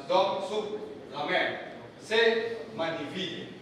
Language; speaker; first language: French; non-native, learner; Indonesian